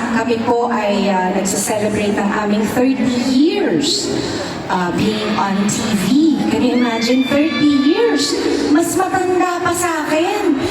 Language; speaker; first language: Filipino; native; Filipino